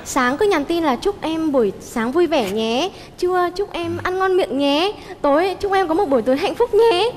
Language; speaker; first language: Vietnamese; native; Vietnamese